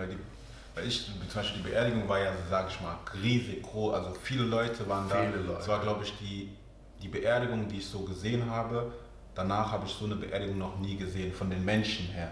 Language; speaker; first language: German; early bilingual, other home language; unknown